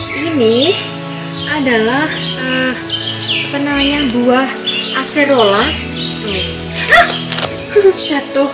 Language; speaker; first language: Indonesian; non-native, local second language; Javanese